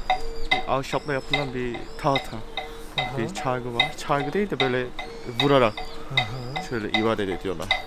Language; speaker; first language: Turkish; non-native, fluent; Korean